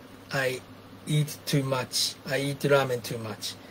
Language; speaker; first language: English; non-native, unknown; Japanese